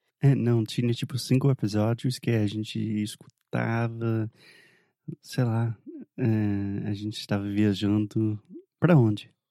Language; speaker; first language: Portuguese; non-native, fluent; English